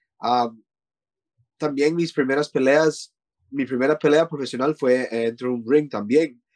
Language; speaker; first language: Spanish; early bilingual, heritage; Spanish